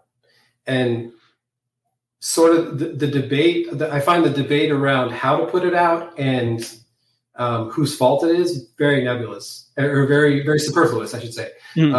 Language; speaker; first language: English; native; English